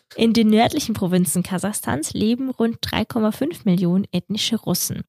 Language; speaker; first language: German; early bilingual, other home language; Russian